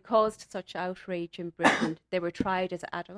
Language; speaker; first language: English; native; English